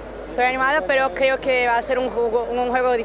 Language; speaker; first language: Spanish; non-native, learner; Portuguese